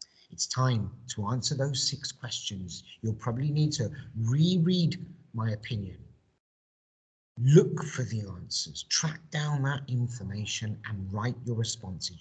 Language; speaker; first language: English; native; English